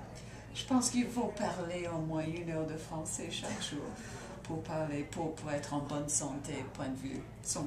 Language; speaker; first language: French; non-native, fluent; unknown